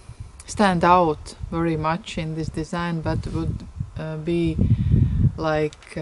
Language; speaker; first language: English; non-native, fluent; Latvian